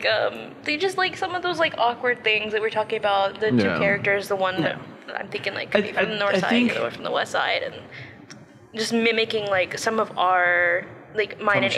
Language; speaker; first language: English; early bilingual, other home language; Spanish